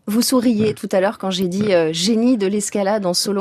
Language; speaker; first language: French; native; French